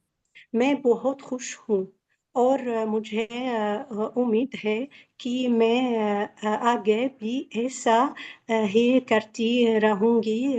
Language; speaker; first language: Hindi; non-native, learner; Arabic